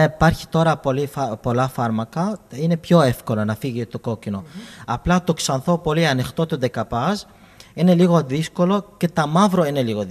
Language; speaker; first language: Greek; non-native, fluent; Arabic